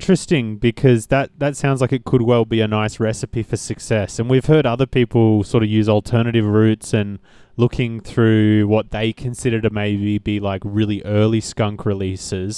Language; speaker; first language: English; native; English